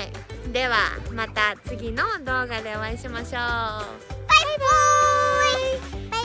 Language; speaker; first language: Japanese; native; Japanese